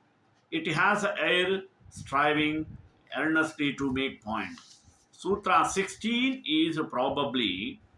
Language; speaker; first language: English; non-native, local second language; Telugu